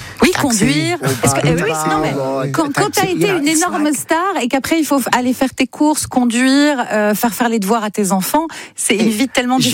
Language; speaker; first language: French; native; French